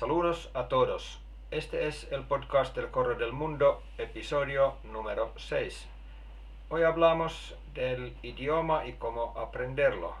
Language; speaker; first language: Spanish; non-native, learner; Finnish